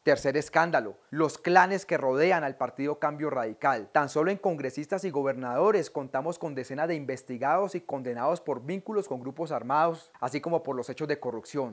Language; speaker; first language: Spanish; native; Spanish